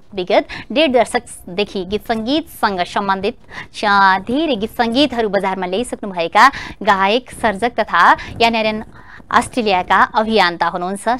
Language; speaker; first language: Nepali; native; Nepali